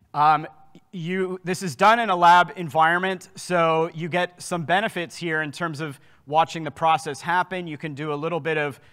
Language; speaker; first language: English; native; English